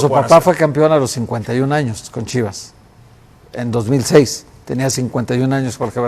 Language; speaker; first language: Spanish; native; Spanish